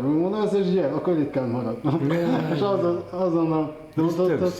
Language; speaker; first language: Hungarian; non-native, fluent; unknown